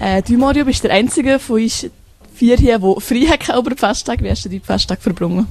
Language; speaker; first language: German; native; German